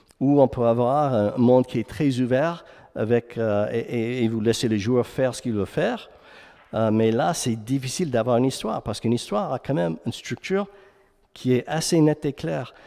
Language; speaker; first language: French; non-native, fluent; English